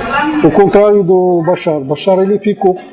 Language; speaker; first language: Portuguese; non-native, fluent; Arabic